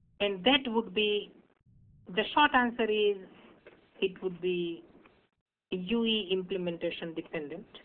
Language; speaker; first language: English; non-native, local second language; Hindi